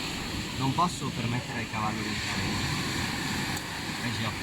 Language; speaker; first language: Italian; native; Italian